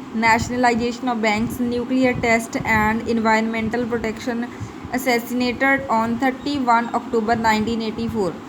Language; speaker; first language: English; non-native, local second language; Punjabi